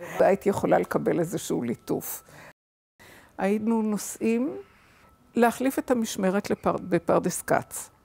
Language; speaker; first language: Hebrew; early bilingual, other home language; German